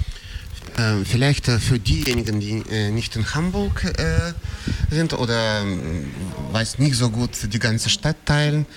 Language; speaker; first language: German; non-native, fluent; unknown